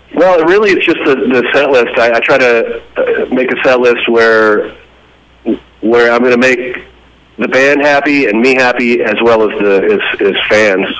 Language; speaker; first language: English; native; English